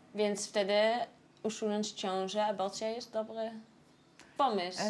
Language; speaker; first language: Polish; non-native, learner; Dutch